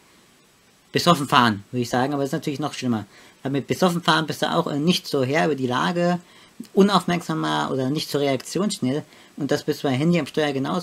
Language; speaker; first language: German; native; German